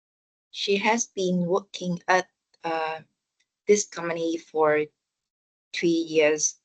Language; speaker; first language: English; non-native, learner; Vietnamese